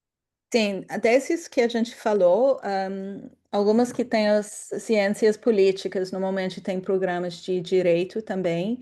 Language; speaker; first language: Portuguese; non-native, fluent; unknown